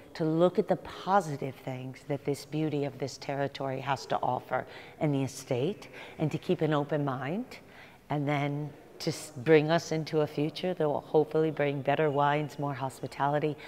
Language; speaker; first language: English; native; English